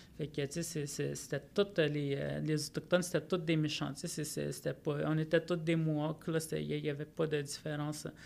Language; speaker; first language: French; non-native, local second language; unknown